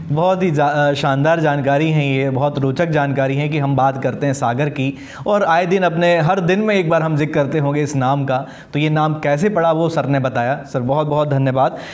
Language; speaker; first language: Hindi; native; Hindi